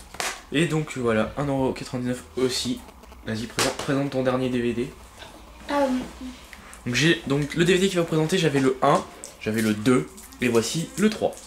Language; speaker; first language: French; native; French